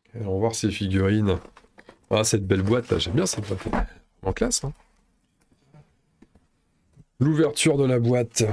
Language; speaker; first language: French; native; French